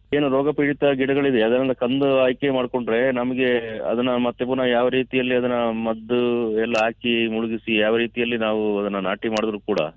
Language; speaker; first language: Kannada; early bilingual, other home language; Malayalam